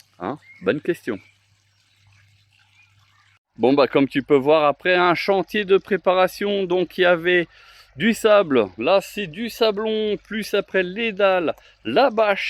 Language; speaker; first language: French; native; French